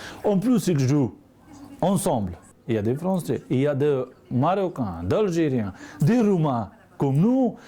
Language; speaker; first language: French; non-native, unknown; Romany